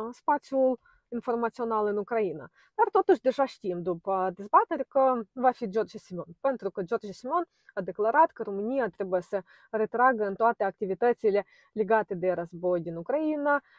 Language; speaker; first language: Romanian; non-native, fluent; Ukrainian